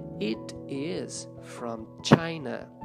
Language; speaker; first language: English; non-native, fluent; Portuguese